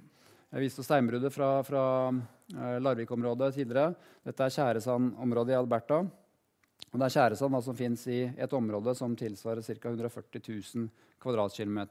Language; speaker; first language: Norwegian; native; Norwegian